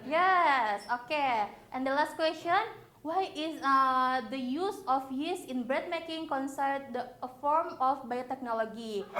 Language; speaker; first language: English; non-native, learner; Indonesian